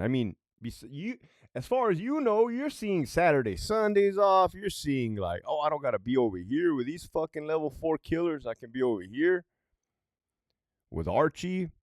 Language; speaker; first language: English; native; English